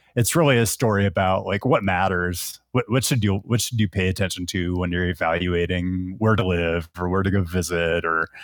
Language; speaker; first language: English; native; English